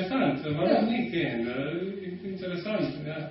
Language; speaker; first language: German; non-native, learner; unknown